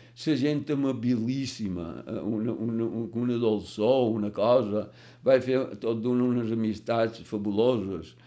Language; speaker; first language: Catalan; native; Catalan